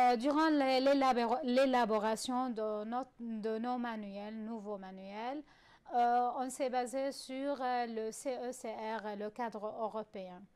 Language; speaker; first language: French; non-native, fluent; Arabic